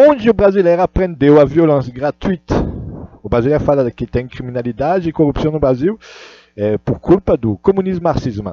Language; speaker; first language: Portuguese; non-native, learner; Russian